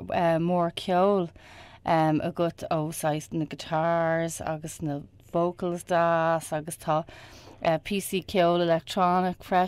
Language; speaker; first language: Irish; non-native, learner; English